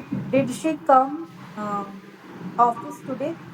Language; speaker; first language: English; non-native, learner; Hindi